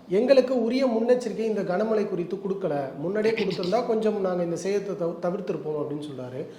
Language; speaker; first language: Tamil; native; Tamil